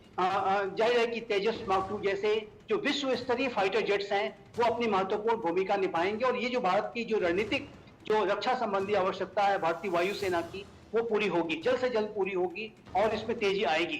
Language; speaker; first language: Hindi; native; Hindi